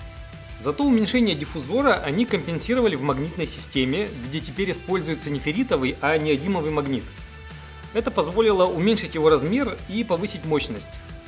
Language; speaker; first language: Russian; native; Russian